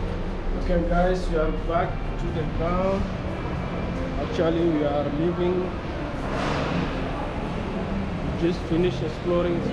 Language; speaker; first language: English; non-native, fluent; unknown